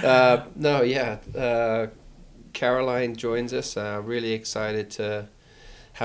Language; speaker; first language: English; native; English